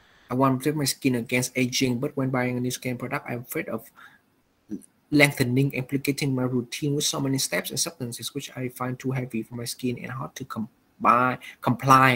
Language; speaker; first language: English; non-native, fluent; Vietnamese